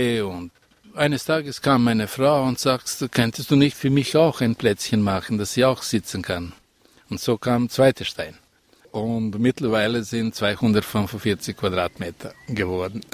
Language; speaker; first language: German; non-native, fluent; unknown